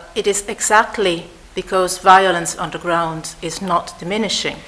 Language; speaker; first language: English; non-native, fluent; Italian